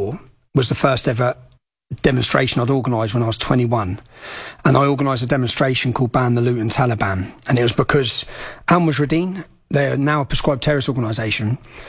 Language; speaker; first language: English; native; English